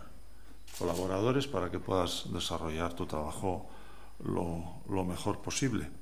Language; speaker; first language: Spanish; native; Spanish